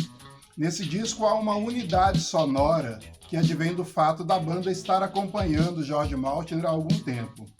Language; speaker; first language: Portuguese; native; Portuguese